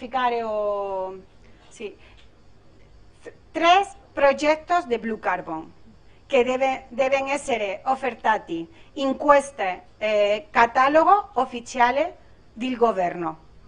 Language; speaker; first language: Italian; non-native, learner; Spanish